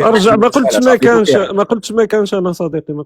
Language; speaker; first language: Arabic; native; Arabic